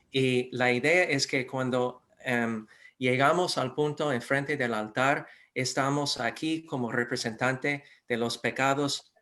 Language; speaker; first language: Spanish; non-native, fluent; English